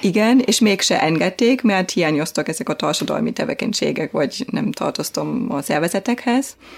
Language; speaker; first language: Hungarian; non-native, fluent; German